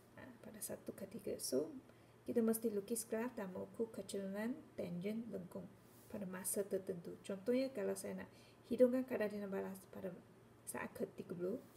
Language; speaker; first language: Malay; non-native, local second language; Chinese